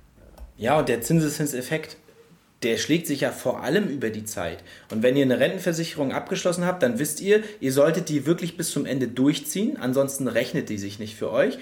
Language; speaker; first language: German; native; German